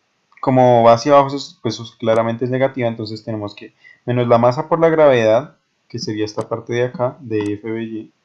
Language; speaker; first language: Spanish; native; Spanish